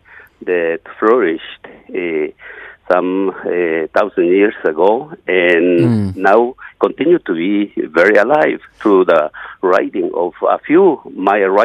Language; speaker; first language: English; non-native, fluent; Yucateco